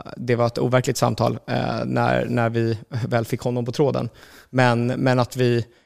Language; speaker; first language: Swedish; native; Swedish